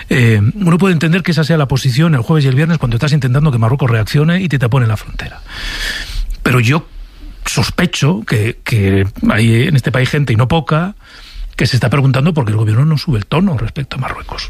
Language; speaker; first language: Spanish; native; Spanish